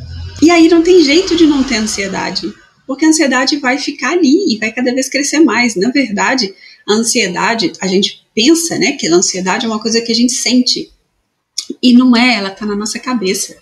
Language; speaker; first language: Portuguese; native; Portuguese